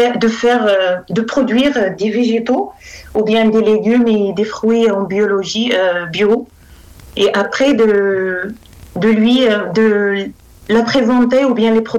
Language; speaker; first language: French; non-native, local second language; Arabic